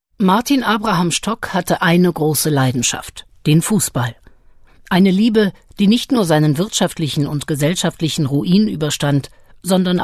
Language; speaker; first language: German; native; German